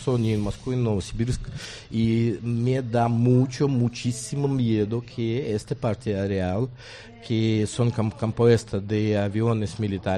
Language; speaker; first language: Spanish; non-native, learner; Russian